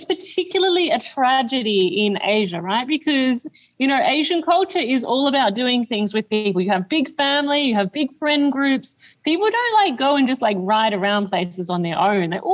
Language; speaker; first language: English; native; English